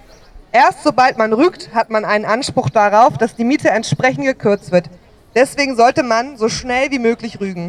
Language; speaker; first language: German; native; German